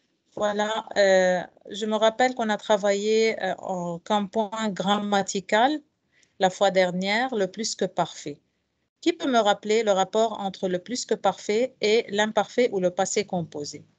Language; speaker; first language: French; non-native, fluent; Arabic